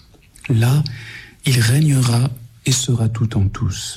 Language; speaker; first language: French; native; French